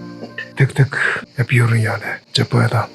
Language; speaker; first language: Turkish; non-native, learner; Japanese